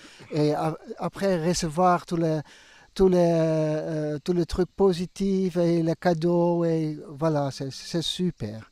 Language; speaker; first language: French; non-native, fluent; Dutch